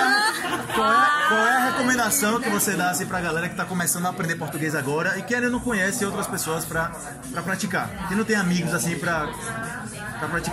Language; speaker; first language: Portuguese; native; Portuguese